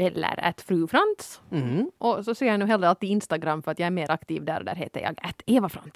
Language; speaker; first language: Swedish; native; Swedish